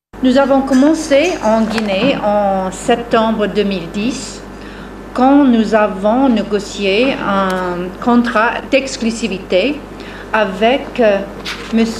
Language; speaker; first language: French; non-native, fluent; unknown